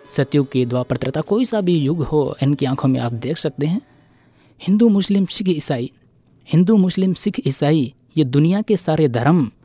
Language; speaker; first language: Hindi; native; Hindi